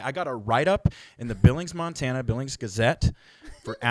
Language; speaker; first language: English; native; English